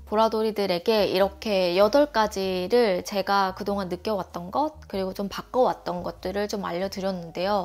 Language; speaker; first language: Korean; native; Korean